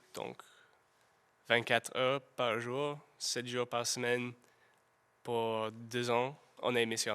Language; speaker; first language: French; non-native, learner; English